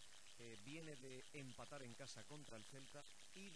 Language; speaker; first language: Spanish; native; Spanish